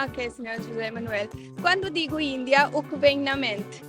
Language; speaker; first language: Portuguese; non-native, learner; Hindi